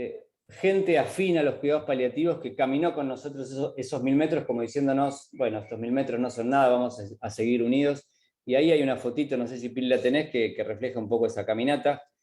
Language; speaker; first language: Spanish; native; Spanish